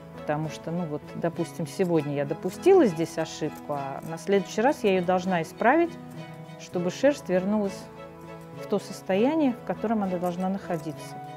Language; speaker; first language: Russian; native; Russian